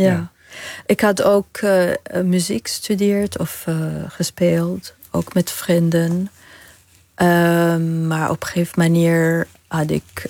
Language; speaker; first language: Dutch; non-native, fluent; Arabic